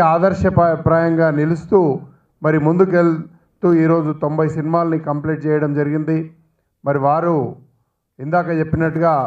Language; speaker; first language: Telugu; native; Telugu